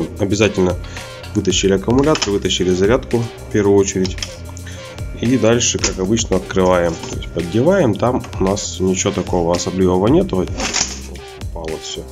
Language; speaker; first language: Russian; native; Russian